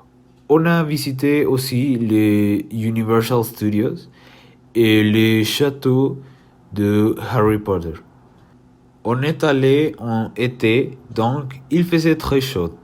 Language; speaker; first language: French; non-native, learner; Spanish